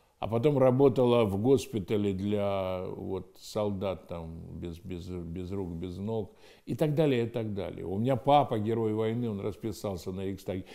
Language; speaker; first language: Russian; native; Russian